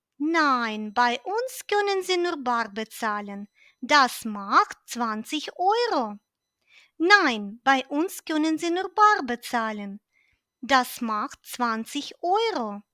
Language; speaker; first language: German; non-native, fluent; Ukrainian